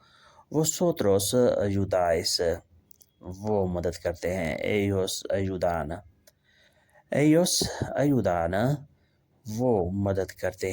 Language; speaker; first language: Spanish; non-native, learner; Urdu